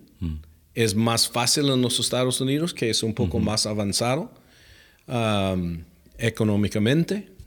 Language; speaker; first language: Spanish; non-native, fluent; English